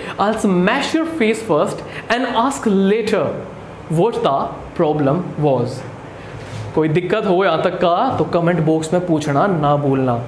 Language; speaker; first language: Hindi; native; Hindi